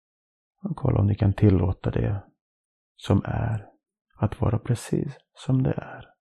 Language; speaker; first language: Swedish; non-native, fluent; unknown